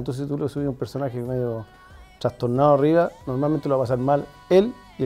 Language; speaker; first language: Spanish; native; Spanish